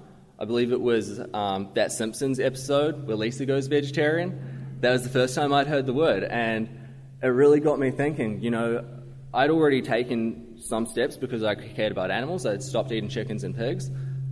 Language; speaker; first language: English; native; English